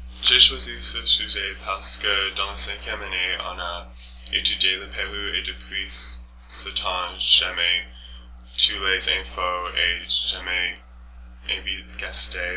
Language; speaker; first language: French; non-native, learner; English